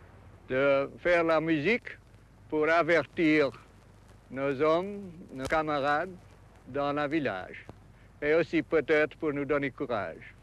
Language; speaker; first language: French; non-native, fluent; English